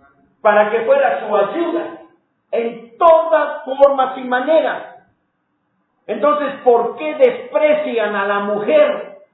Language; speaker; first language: Spanish; native; Spanish